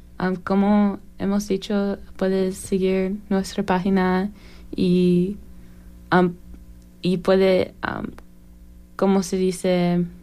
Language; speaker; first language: Spanish; non-native, learner; English